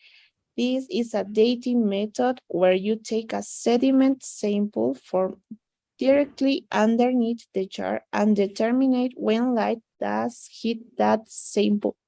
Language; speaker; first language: English; non-native, learner; Spanish